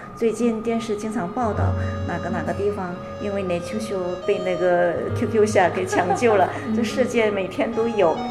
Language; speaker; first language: Chinese; native; Chinese